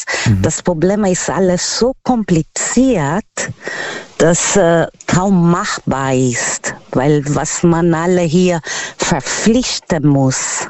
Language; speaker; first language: German; non-native, learner; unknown